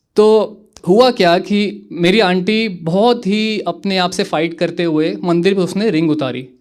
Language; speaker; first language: Hindi; native; Hindi